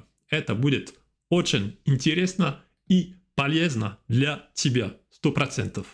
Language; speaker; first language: Russian; non-native, fluent; French